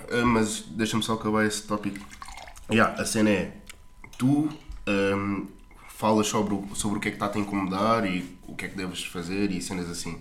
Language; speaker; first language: Portuguese; native; Portuguese